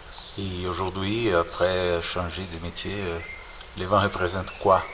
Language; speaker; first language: French; non-native, fluent; Portuguese